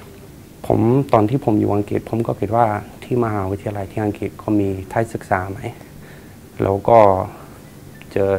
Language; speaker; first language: Thai; non-native, fluent; English